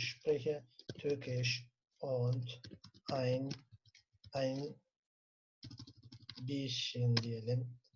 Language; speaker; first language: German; non-native, fluent; Turkish